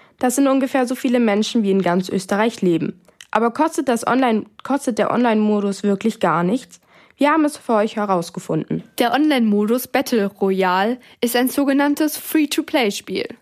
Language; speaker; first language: German; native; German